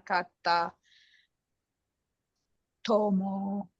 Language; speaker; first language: Japanese; non-native, learner; English